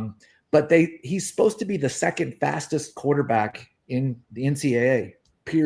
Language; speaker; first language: English; native; English